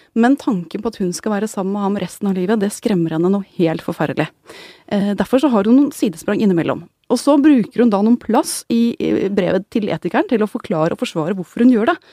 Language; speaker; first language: Norwegian; native; Norwegian